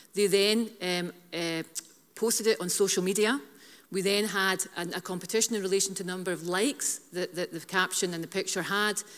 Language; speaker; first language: English; native; English